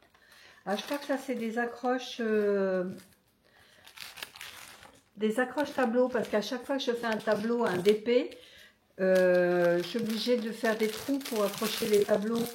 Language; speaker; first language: French; native; French